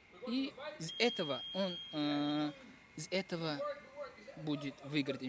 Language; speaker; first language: Russian; non-native, fluent; Uzbek